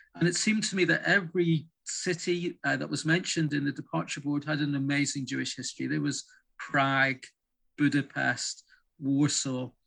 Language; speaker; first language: English; native; English